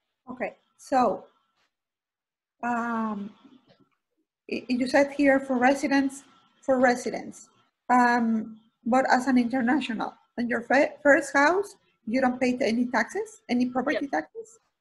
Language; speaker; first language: English; native; English